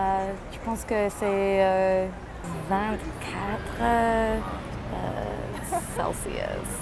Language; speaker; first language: French; non-native, learner; English